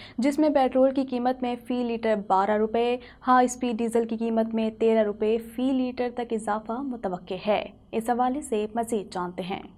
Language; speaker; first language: Urdu; native; Urdu